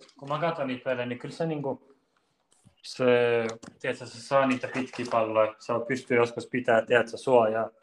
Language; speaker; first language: Finnish; early bilingual, other home language; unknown